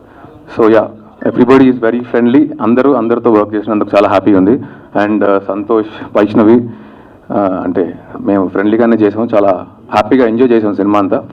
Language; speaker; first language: Telugu; native; Telugu